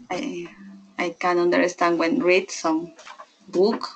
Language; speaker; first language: English; non-native, learner; Spanish